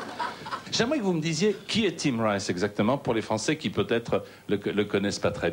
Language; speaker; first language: French; native; French